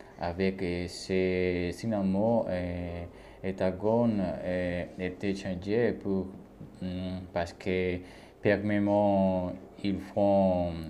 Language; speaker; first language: French; non-native, learner; Spanish